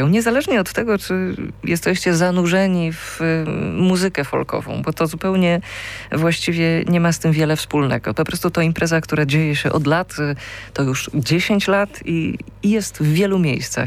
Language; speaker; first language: Polish; native; Polish